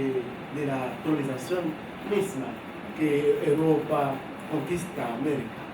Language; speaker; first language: Spanish; non-native, fluent; Haitian Creole